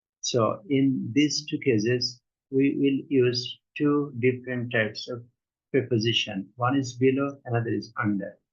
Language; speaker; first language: English; non-native, local second language; Bangla